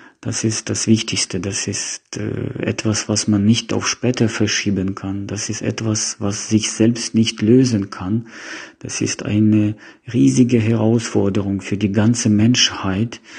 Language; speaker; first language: German; non-native, fluent; Ukrainian